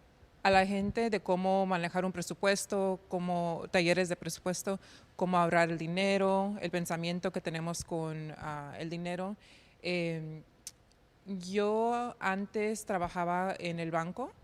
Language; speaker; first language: Spanish; early bilingual, heritage; Spanish